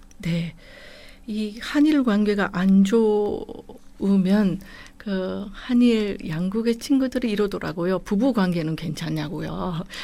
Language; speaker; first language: Korean; non-native, fluent; Japanese